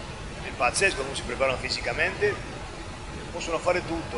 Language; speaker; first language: Italian; non-native, fluent; Spanish